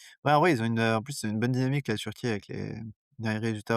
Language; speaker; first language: French; native; French